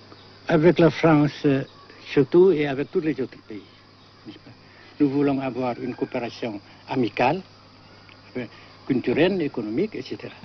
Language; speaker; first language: French; non-native, local second language; Vietnamese